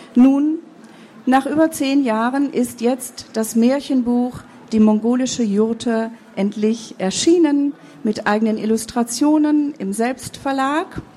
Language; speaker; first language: German; early bilingual, other home language; Kurdish